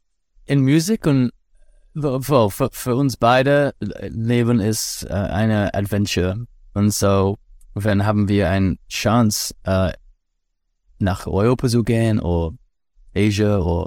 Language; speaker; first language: German; non-native, learner; English